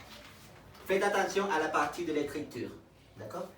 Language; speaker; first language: French; non-native, fluent; Spanish